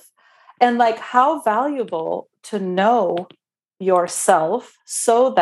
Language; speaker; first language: English; non-native, fluent; Romanian